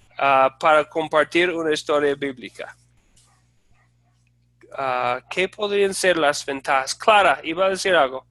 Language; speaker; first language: Spanish; non-native, fluent; English